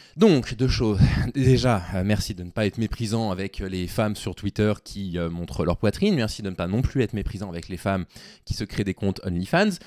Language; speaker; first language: French; native; French